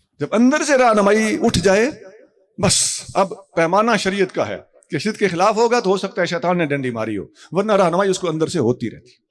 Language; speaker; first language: Urdu; non-native, local second language; Punjabi